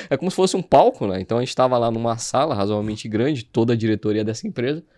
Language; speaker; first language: Portuguese; native; Portuguese